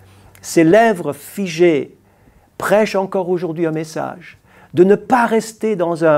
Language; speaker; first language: French; native; French